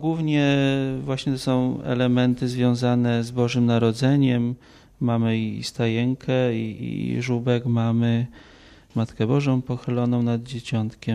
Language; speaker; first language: Polish; native; Polish